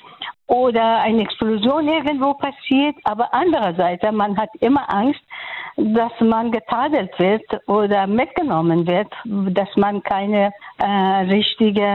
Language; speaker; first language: German; non-native, fluent; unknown